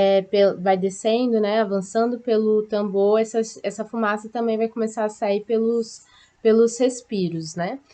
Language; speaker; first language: Portuguese; native; Portuguese